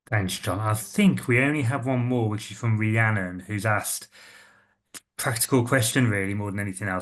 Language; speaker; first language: English; native; English